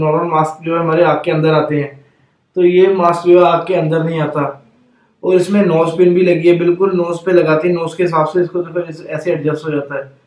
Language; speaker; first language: Hindi; non-native, local second language; Punjabi